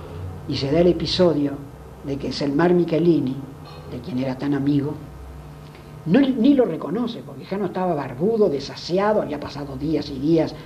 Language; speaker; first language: Spanish; native; Spanish